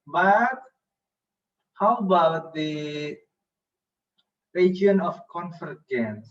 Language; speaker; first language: English; non-native, fluent; Indonesian